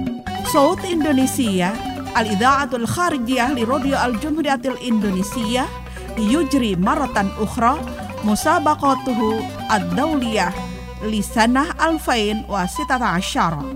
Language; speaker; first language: Arabic; non-native, fluent; Indonesian